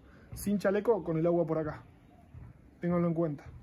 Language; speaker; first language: Spanish; native; Spanish